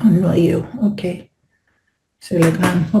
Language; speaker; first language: French; non-native, learner; Spanish